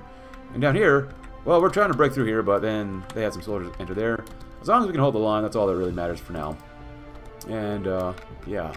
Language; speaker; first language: English; native; English